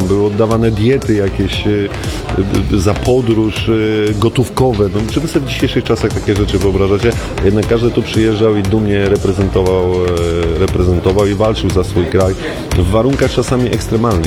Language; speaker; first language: Polish; native; Polish